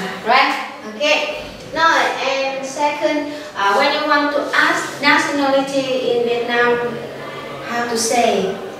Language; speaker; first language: English; non-native, learner; Vietnamese